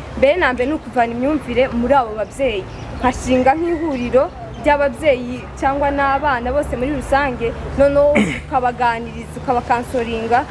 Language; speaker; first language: Kinyarwanda; native; Kinyarwanda